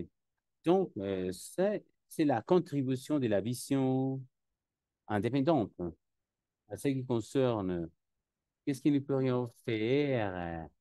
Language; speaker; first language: French; non-native, learner; Spanish